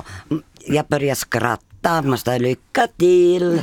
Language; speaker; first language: Swedish; non-native, fluent; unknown